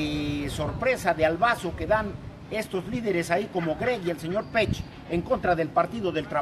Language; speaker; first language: Spanish; native; Spanish